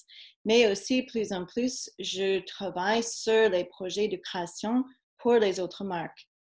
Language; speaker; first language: French; non-native, fluent; English